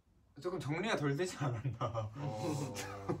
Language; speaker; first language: Korean; native; Korean